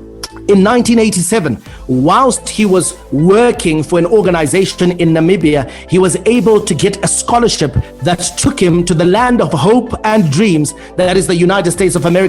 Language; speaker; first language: English; native; English